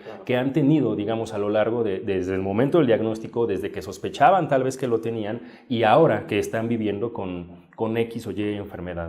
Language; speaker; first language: Spanish; native; Spanish